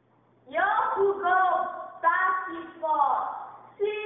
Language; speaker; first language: Spanish; non-native, learner; English